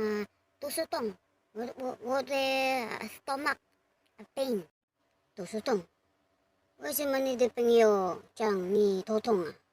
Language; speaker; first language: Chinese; non-native, learner; Filipino